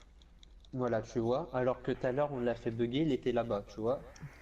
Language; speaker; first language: French; native; French